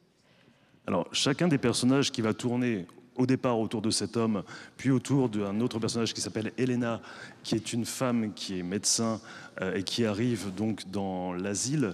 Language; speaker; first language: French; native; French